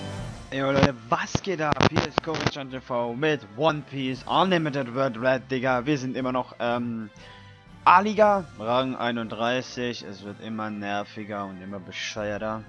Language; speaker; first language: German; native; German